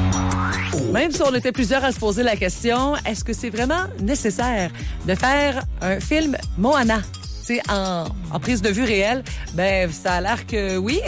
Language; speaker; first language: French; native; French